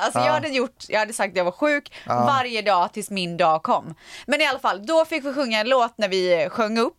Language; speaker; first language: Swedish; native; Swedish